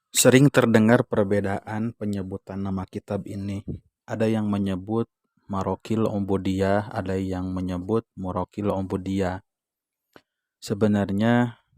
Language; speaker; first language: Indonesian; non-native, local second language; Sundanese